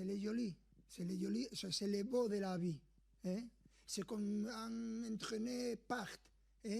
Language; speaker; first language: French; non-native, fluent; Spanish